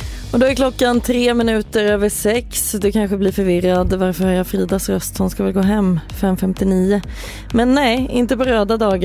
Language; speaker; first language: Swedish; native; Swedish